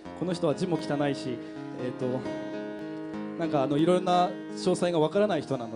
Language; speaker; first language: Japanese; native; Japanese